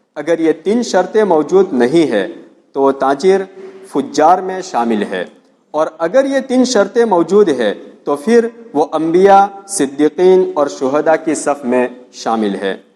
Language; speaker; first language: Urdu; non-native, local second language; Gujarati